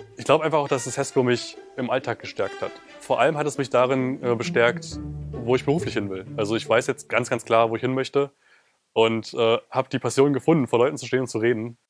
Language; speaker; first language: German; native; German